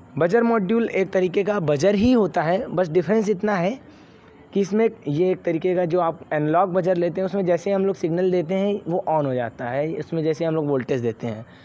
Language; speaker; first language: Hindi; native; Hindi